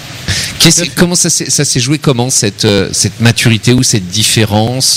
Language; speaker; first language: French; native; French